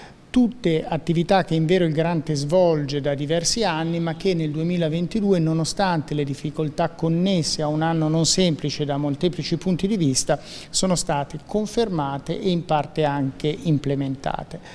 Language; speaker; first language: Italian; native; Italian